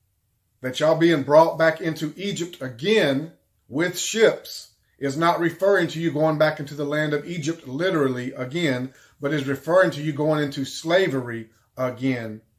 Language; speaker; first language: English; native; English